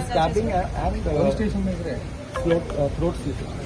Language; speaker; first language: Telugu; non-native, learner; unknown